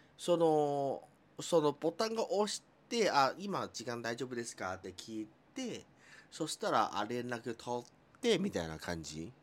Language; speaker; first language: Japanese; non-native, fluent; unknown